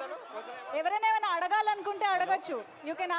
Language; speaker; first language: Telugu; native; Telugu